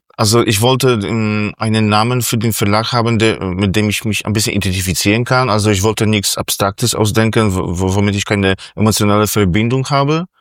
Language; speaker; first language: German; non-native, fluent; Polish